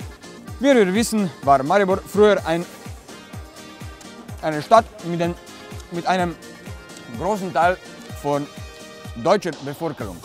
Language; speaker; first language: German; non-native, learner; Slovenian